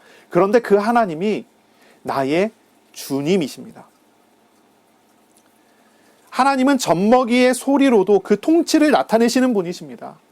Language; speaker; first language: Korean; native; Korean